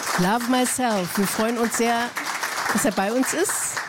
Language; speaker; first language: German; native; German